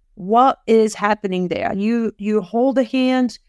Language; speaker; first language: English; non-native, fluent; French